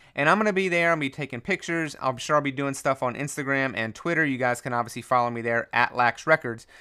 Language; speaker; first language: English; native; English